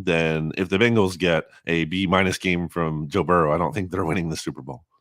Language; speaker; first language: English; native; English